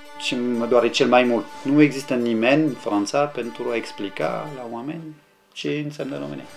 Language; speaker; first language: Romanian; non-native, fluent; French